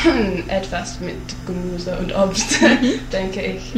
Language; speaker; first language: German; non-native, learner; English